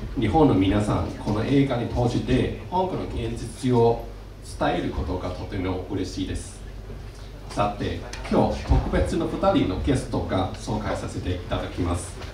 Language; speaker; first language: Japanese; non-native, fluent; Cantonese